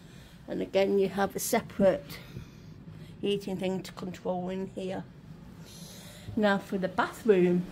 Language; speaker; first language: English; native; English